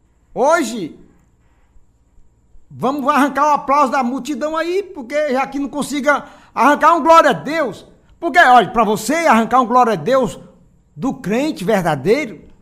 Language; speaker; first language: Portuguese; native; Portuguese